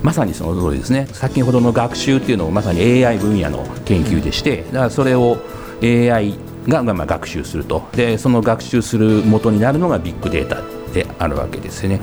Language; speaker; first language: Japanese; native; Japanese